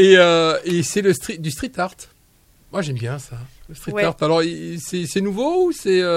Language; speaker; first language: French; native; French